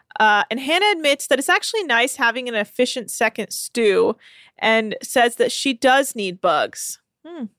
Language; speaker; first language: English; native; English